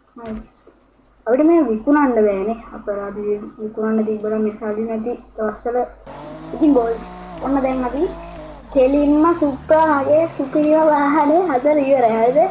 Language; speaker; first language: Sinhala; native; Sinhala